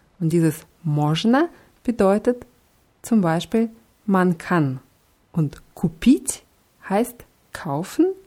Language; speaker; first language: German; non-native, fluent; Russian